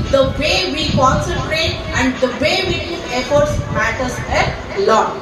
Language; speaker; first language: English; non-native, local second language; Kannada